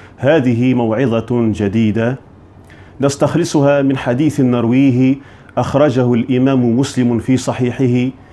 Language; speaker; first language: Arabic; native; Arabic